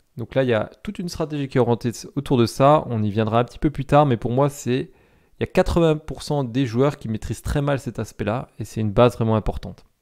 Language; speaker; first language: French; native; French